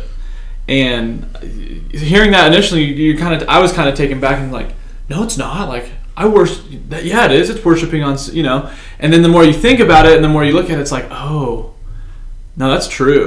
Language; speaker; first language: English; native; English